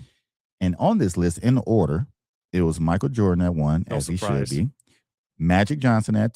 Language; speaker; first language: English; native; English